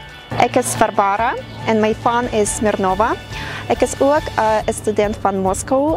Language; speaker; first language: Afrikaans; non-native, learner; Russian